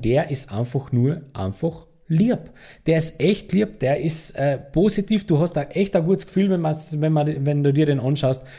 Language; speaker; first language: German; native; German